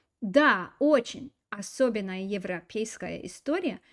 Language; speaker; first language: Russian; non-native, fluent; English